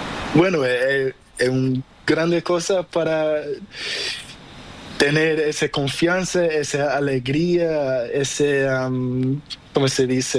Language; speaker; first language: Spanish; non-native, learner; Portuguese